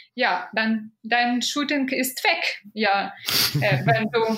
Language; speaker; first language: German; non-native, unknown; Russian